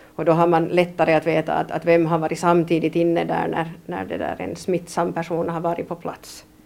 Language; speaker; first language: Swedish; native; Swedish